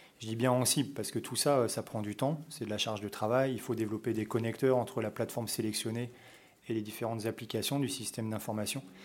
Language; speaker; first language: French; native; French